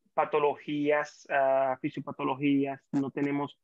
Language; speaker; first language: Spanish; native; Spanish